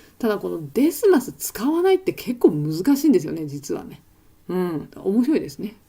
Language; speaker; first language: Japanese; native; Japanese